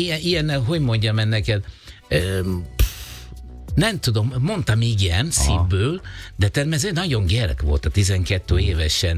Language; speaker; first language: Hungarian; non-native, learner; Italian